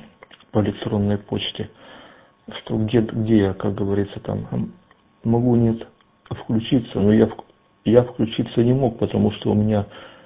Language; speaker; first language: Russian; native; Russian